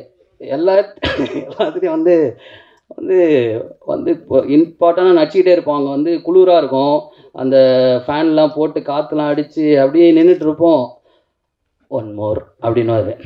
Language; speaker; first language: Tamil; native; Tamil